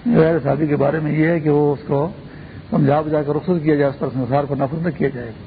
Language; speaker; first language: Urdu; non-native, local second language; Pashto